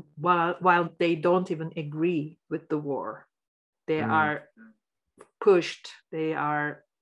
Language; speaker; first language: English; non-native, fluent; Turkish